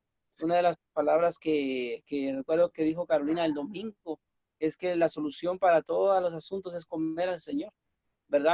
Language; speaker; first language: Spanish; native; Spanish